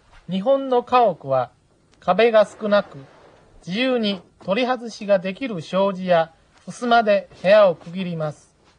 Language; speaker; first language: Japanese; non-native, fluent; Chinese